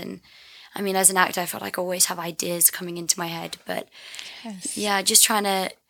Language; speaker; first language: English; native; English